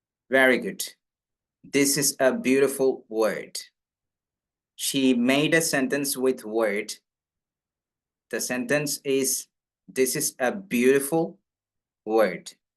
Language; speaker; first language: English; non-native, local second language; Malayalam